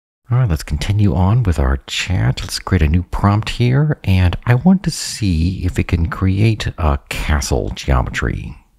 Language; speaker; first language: English; native; English